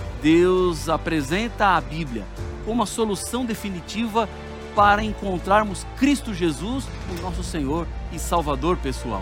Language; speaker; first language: Portuguese; native; Portuguese